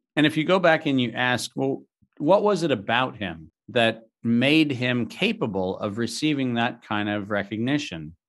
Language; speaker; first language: English; native; English